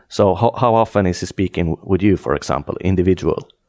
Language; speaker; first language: English; non-native, fluent; Swedish